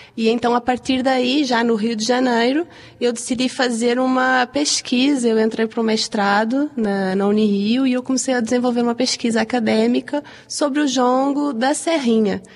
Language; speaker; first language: Portuguese; native; Portuguese